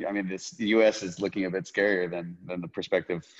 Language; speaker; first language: English; native; English